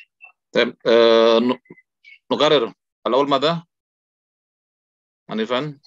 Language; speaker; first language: Arabic; non-native, fluent; Indonesian